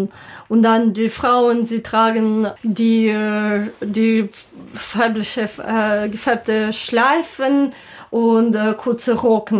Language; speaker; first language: German; non-native, learner; Ukrainian